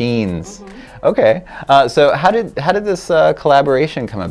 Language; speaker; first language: English; native; English